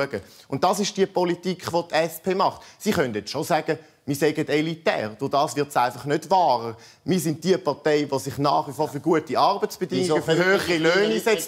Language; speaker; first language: German; native; German